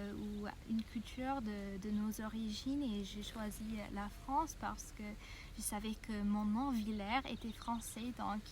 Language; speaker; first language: French; non-native, fluent; English